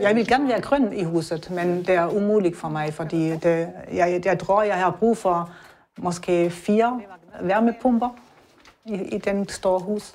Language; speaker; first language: Danish; non-native, learner; German